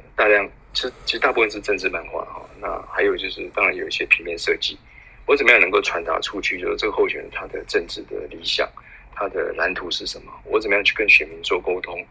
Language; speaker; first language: Chinese; native; Chinese